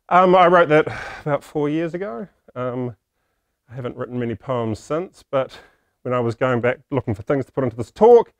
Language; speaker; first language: English; native; English